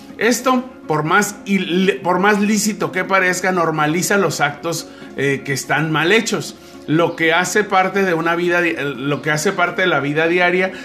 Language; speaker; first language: Spanish; native; Spanish